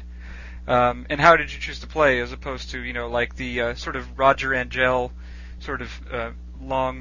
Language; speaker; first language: English; native; English